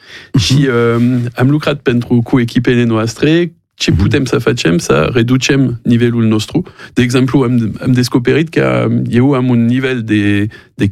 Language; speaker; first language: Romanian; non-native, learner; French